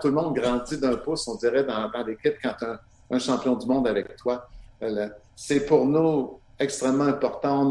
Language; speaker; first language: French; native; French